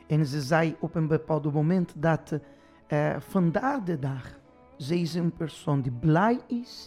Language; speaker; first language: Dutch; non-native, fluent; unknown